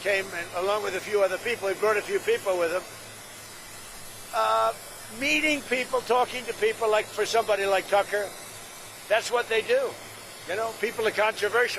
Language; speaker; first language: English; native; English